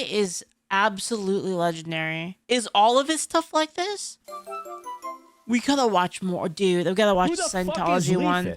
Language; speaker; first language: English; native; English